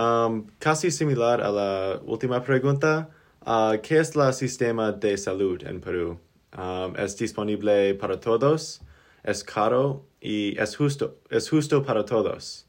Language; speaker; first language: Spanish; non-native, learner; English